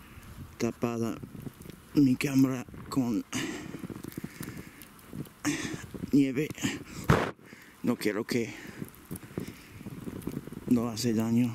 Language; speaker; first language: Spanish; early bilingual, heritage; Spanish